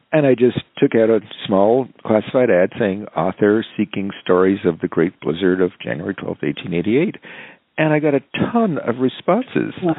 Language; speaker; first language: English; native; English